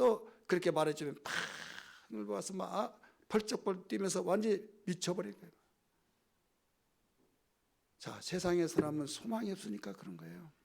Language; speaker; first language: Korean; native; Korean